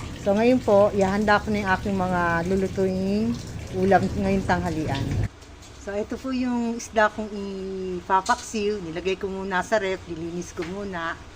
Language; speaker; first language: Filipino; non-native, local second language; Pampanga